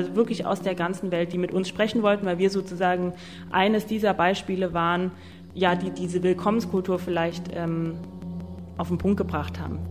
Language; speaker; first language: German; native; German